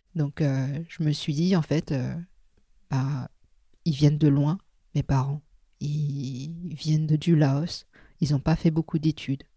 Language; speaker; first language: French; non-native, local second language; Min Nan Chinese